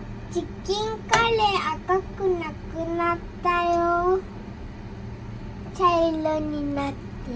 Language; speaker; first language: Japanese; early bilingual, other home language; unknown